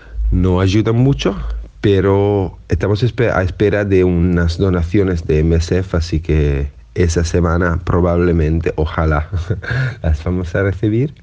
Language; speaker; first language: Spanish; non-native, fluent; Italian